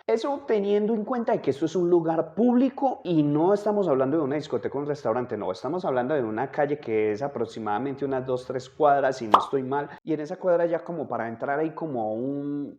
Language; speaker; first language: Spanish; native; Spanish